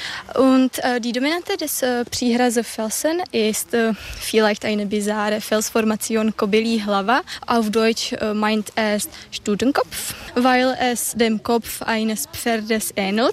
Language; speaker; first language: German; non-native, learner; Czech